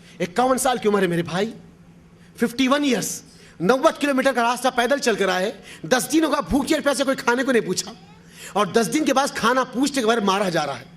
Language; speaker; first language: Urdu; native; Urdu